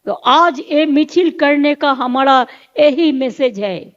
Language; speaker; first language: Hindi; non-native, local second language; Bangla